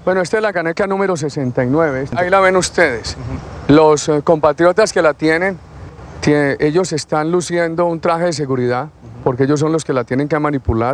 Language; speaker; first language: Spanish; native; Spanish